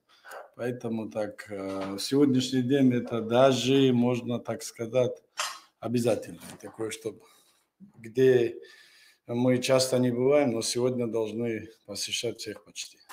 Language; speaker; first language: Russian; non-native, local second language; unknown